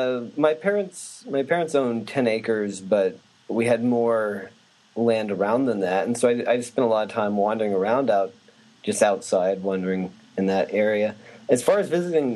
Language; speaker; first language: English; native; English